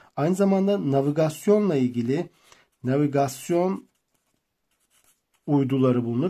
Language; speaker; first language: Turkish; native; Turkish